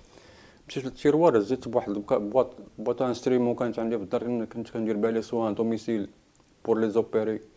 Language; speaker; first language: Arabic; native; Arabic